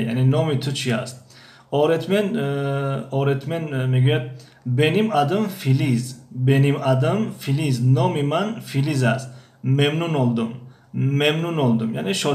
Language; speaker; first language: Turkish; non-native, fluent; Persian